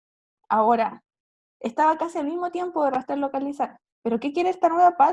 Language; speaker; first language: Spanish; native; Spanish